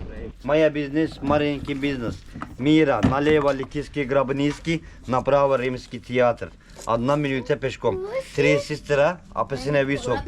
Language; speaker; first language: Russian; non-native, learner; Turkish